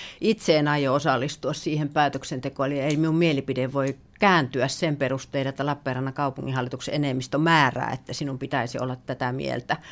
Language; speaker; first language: Finnish; native; Finnish